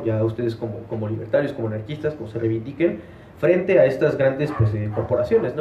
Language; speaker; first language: Spanish; native; Spanish